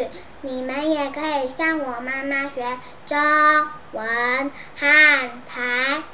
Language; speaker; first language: Chinese; early bilingual, heritage; Chinese